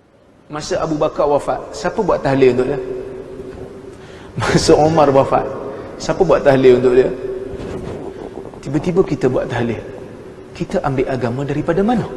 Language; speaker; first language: Malay; native; Malay